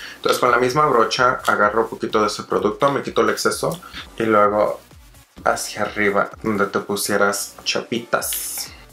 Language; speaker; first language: Spanish; early bilingual, heritage; Spanish